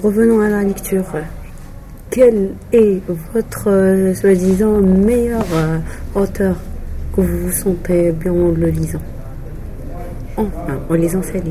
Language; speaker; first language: French; non-native, local second language; Arabic